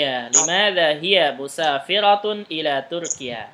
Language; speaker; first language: Arabic; non-native, fluent; Indonesian